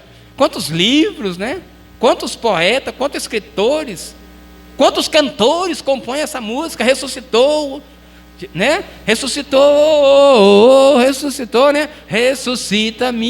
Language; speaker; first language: Portuguese; native; Portuguese